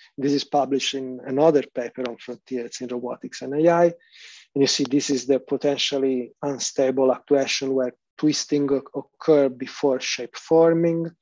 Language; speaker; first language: English; non-native, fluent; Italian